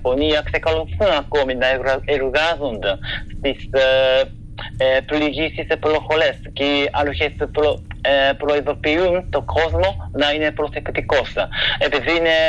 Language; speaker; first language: Greek; non-native, fluent; Japanese